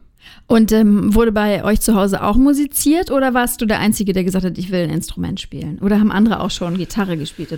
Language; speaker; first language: German; native; German